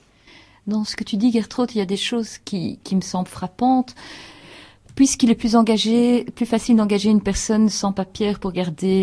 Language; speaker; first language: French; native; French